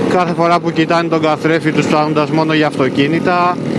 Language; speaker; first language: Greek; native; Greek